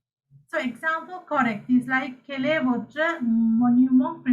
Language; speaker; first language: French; non-native, fluent; Sinhala